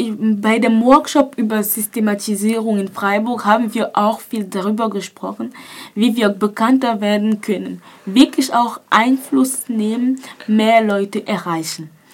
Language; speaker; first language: German; non-native, fluent; French